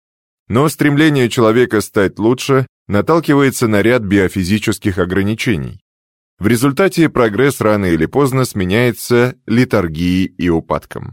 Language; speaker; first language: Russian; native; Russian